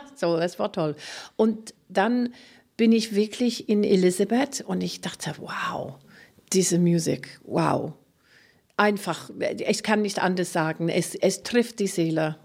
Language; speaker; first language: German; non-native, fluent; English